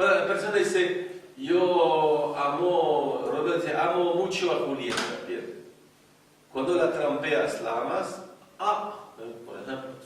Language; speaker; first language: Spanish; non-native, fluent; French